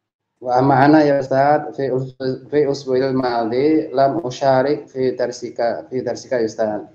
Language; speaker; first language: Arabic; non-native, learner; Indonesian